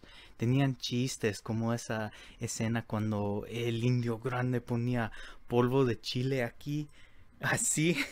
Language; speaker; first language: Spanish; early bilingual, heritage; Spanish